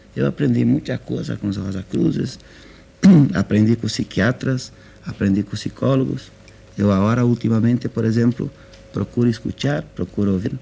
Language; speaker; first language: Spanish; non-native, learner; Portuguese